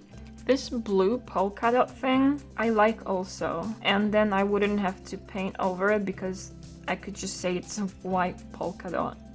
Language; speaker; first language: English; non-native, fluent; Polish